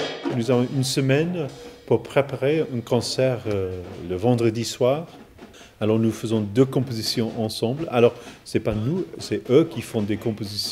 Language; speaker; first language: French; non-native, fluent; English